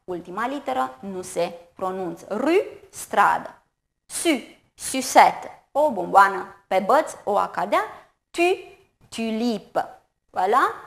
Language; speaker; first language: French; non-native, fluent; Romanian